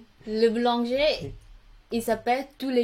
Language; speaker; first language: French; non-native, learner; Khmer